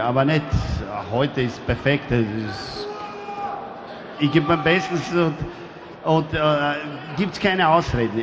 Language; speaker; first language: German; non-native, fluent; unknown